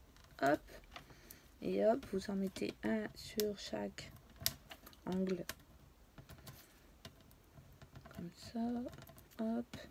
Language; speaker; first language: French; native; French